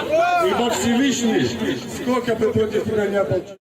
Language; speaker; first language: Russian; native; Russian